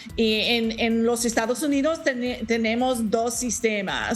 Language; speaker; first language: Spanish; non-native, learner; English